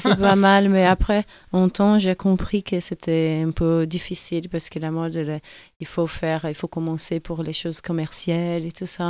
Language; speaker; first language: French; non-native, fluent; Portuguese